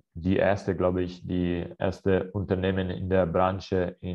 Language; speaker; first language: German; non-native, fluent; Italian